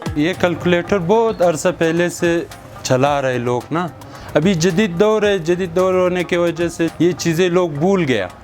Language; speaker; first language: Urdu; non-native, local second language; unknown